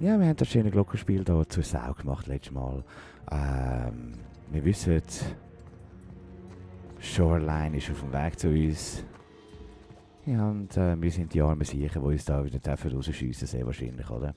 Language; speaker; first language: German; native; German